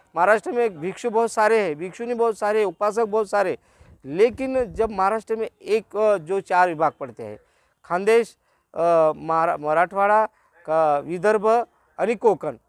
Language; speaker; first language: Hindi; non-native, local second language; Marathi